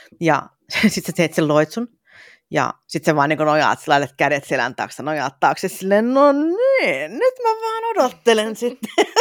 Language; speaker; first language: Finnish; native; Finnish